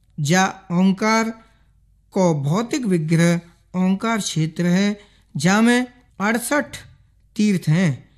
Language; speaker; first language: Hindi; native; Hindi